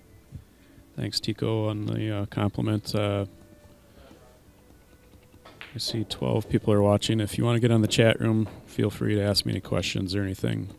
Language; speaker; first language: English; native; English